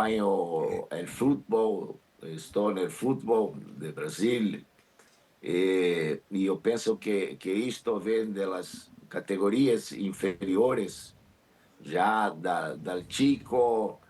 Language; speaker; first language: Portuguese; non-native, learner; Spanish